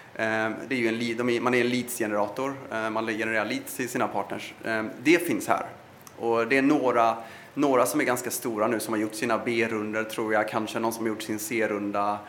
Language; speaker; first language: Swedish; early bilingual, other home language; Persian